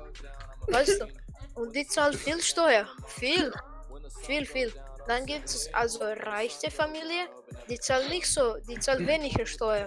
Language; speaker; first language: German; non-native, learner; Croatian